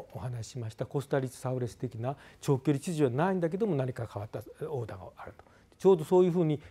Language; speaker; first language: Japanese; native; Japanese